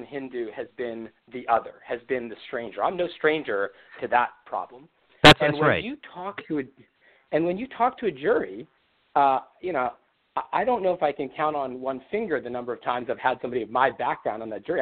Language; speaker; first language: English; native; English